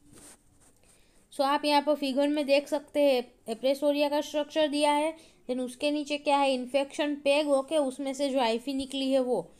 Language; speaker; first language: Hindi; non-native, local second language; Gujarati